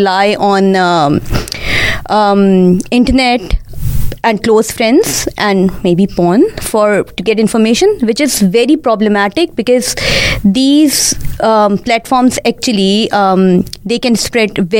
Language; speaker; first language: English; non-native, local second language; Urdu